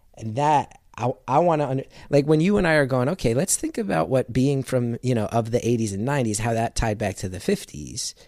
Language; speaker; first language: English; native; English